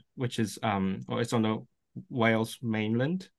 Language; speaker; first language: English; non-native, local second language; Cantonese